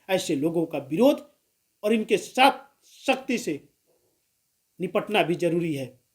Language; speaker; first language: Hindi; non-native, local second language; Bhojpuri